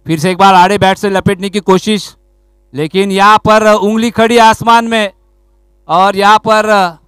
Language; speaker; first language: Hindi; non-native, local second language; Marathi